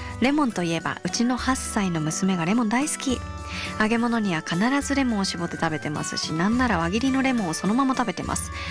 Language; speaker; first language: Japanese; native; Japanese